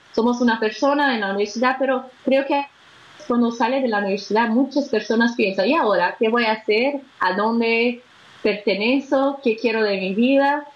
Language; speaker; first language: Spanish; non-native, fluent; Portuguese